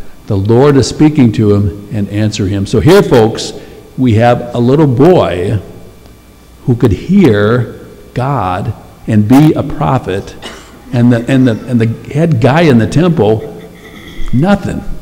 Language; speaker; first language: English; native; English